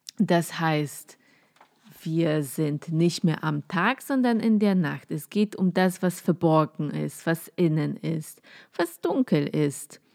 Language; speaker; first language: German; non-native, fluent; Polish